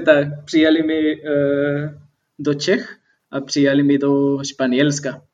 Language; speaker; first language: Czech; non-native, fluent; Spanish